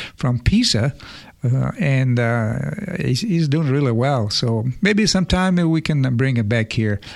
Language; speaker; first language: English; non-native, fluent; Italian